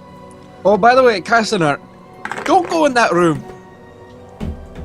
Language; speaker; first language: English; native; English